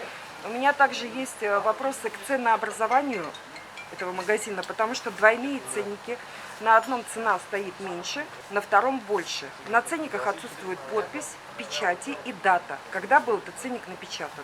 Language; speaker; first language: Russian; native; Russian